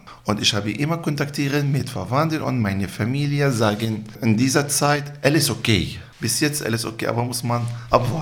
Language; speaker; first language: German; non-native, learner; Arabic